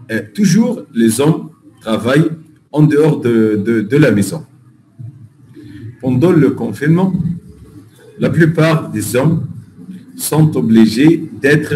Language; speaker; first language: French; non-native, fluent; Arabic